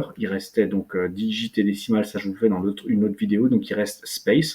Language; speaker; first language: French; native; French